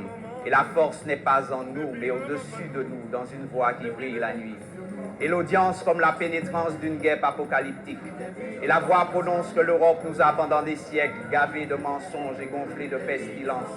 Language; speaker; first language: French; native; French